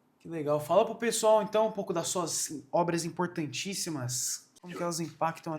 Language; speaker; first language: Portuguese; native; Portuguese